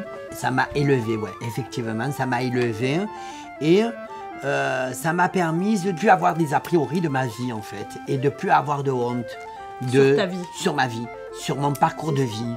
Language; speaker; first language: French; native; French